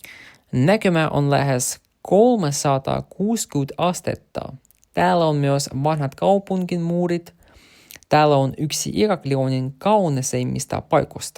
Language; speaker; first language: Finnish; non-native, learner; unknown